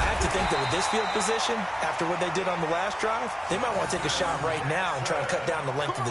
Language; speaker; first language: English; native; English